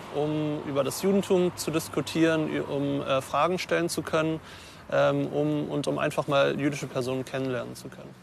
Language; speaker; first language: German; native; German